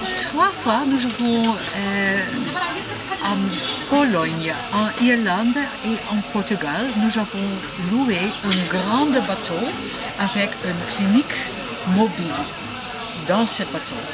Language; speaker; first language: French; non-native, learner; Dutch